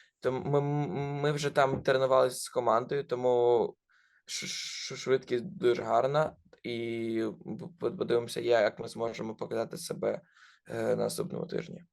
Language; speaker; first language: Ukrainian; non-native, local second language; Russian